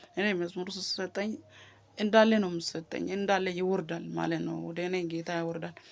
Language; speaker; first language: Amharic; non-native, local second language; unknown